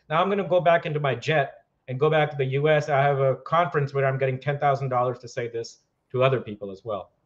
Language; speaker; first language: English; non-native, local second language; Hindi